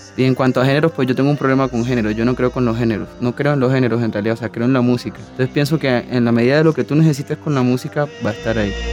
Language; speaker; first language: Spanish; native; Spanish